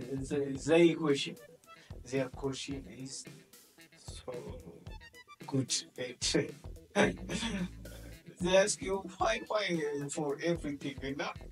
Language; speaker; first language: English; non-native, learner; Amharic